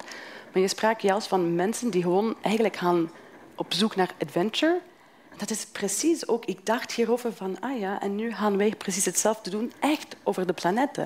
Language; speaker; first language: Dutch; non-native, fluent; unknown